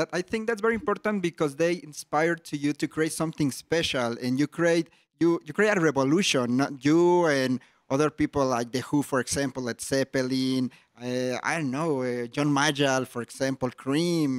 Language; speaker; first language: English; non-native, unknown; Spanish